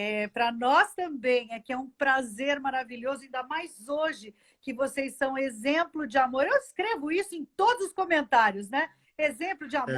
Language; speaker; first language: Portuguese; native; Portuguese